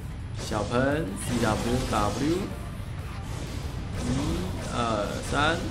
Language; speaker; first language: Chinese; native; Chinese